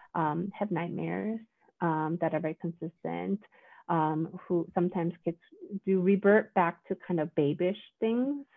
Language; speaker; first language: English; non-native, fluent; Korean